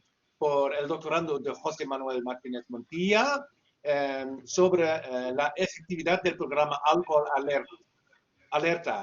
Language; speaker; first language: Spanish; non-native, learner; Dutch